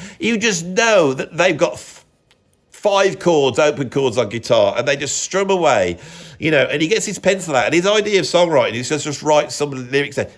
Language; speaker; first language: English; native; English